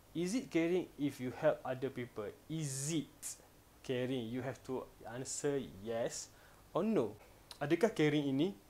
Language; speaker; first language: English; non-native, local second language; Malay